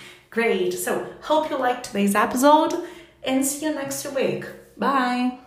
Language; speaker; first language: English; non-native, fluent; Portuguese